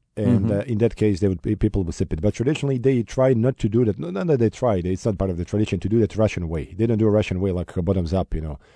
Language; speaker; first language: English; non-native, fluent; Bosnian